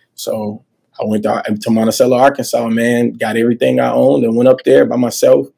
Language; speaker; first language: English; native; English